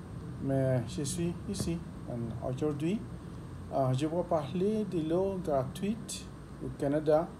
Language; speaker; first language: French; non-native, learner; Spanish